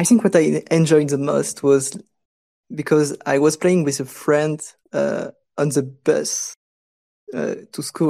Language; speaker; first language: English; non-native, fluent; French